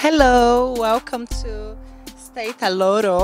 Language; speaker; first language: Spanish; non-native, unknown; Portuguese